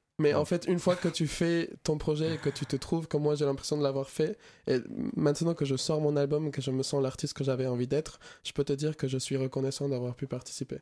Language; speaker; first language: French; non-native, fluent; Spanish